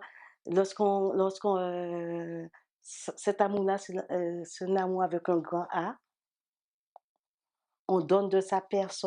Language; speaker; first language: French; native; French